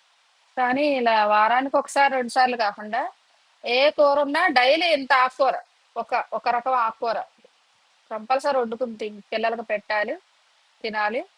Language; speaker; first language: Telugu; native; Telugu